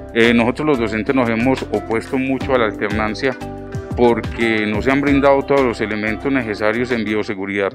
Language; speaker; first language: Spanish; native; Spanish